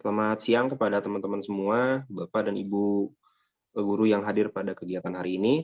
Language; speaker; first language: Indonesian; native; Indonesian